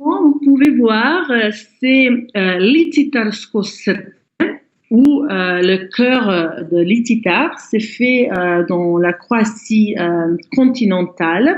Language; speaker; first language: French; non-native, fluent; Croatian